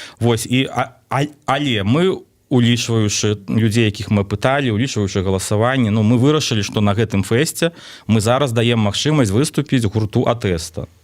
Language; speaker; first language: Belarusian; non-native, local second language; Russian